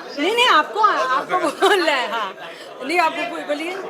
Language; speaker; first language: Hindi; native; Hindi